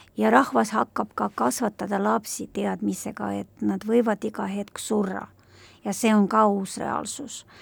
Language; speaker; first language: Estonian; non-native, local second language; Russian